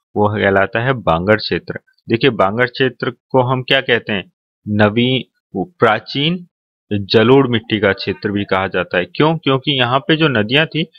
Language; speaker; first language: Hindi; native; Hindi